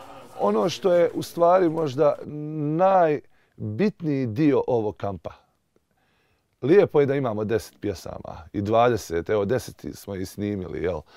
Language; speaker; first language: Bosnian; native; Bosnian